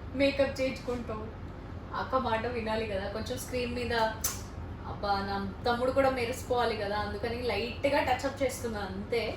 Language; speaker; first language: Telugu; non-native, fluent; Hindi